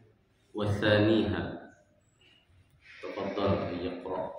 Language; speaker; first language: Arabic; non-native, fluent; Indonesian